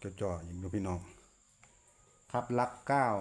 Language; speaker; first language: Thai; non-native, local second language; Northeastern Thai